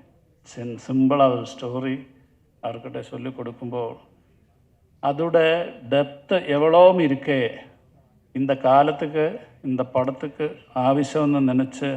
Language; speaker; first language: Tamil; non-native, learner; Malayalam